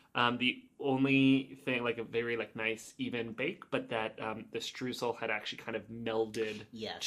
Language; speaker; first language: English; native; English